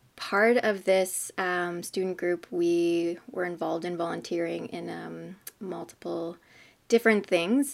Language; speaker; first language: English; native; English